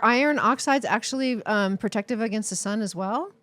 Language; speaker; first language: English; native; English